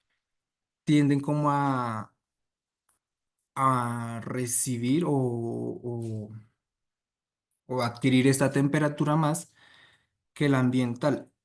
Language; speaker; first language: Spanish; native; Spanish